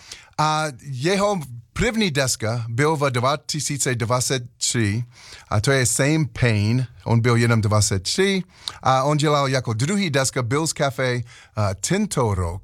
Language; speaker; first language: Czech; non-native, learner; English